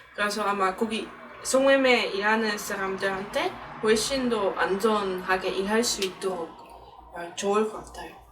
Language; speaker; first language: Korean; non-native, fluent; Dutch